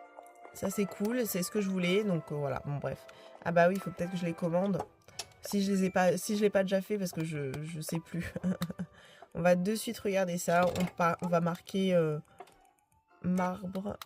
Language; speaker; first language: French; native; French